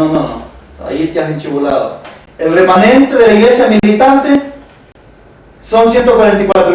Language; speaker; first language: Spanish; native; Spanish